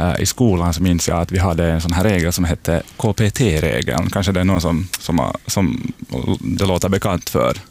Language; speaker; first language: Swedish; native; Swedish